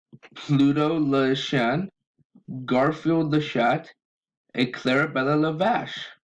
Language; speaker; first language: French; non-native, learner; English